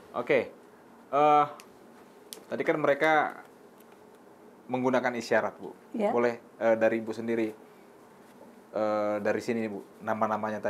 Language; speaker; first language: Indonesian; native; Indonesian